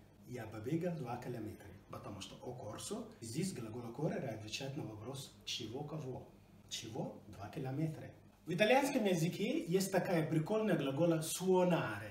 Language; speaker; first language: Russian; non-native, fluent; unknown